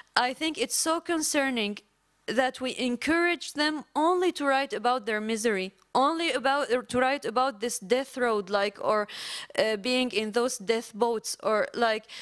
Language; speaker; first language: English; non-native, fluent; Arabic